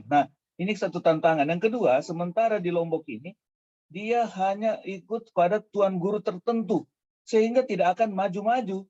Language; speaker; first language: Indonesian; native; Indonesian